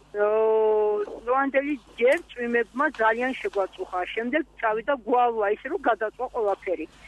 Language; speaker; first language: Georgian; non-native, local second language; Svan